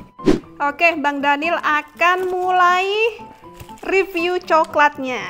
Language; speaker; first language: Indonesian; native; Indonesian